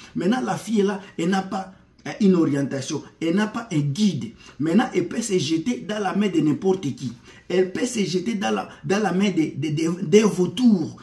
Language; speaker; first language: French; non-native, local second language; Lingala